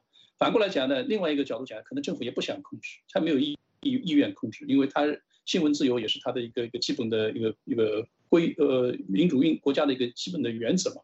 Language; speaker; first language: Chinese; native; Chinese